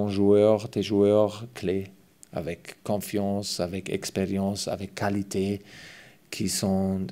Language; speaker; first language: French; non-native, fluent; German